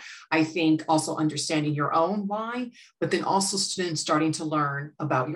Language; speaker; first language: English; native; English